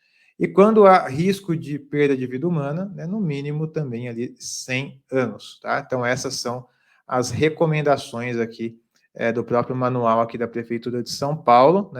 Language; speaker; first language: Portuguese; native; Portuguese